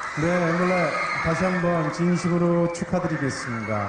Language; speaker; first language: Korean; native; Korean